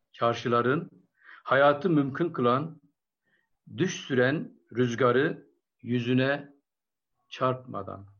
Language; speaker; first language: Turkish; non-native, local second language; Kurdish